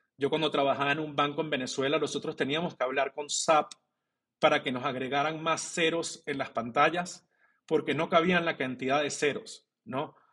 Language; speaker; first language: Spanish; native; Spanish